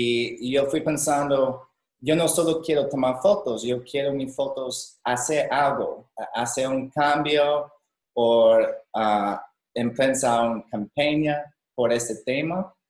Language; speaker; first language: Spanish; non-native, learner; English